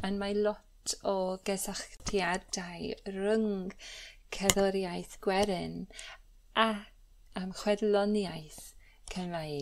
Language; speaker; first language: Welsh; non-native, learner; English